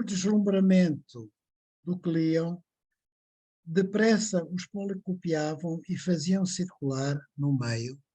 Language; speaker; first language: Portuguese; native; Portuguese